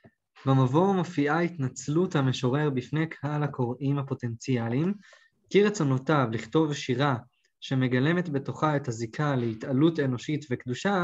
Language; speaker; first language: Hebrew; native; Hebrew